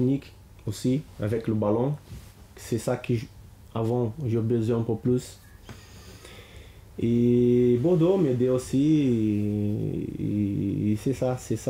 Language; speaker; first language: French; non-native, learner; Portuguese